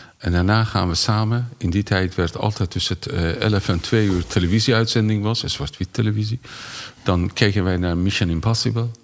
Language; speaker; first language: Dutch; non-native, fluent; Persian